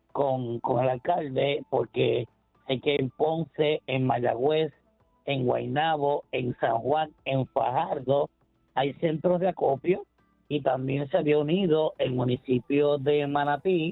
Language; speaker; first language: Spanish; native; Spanish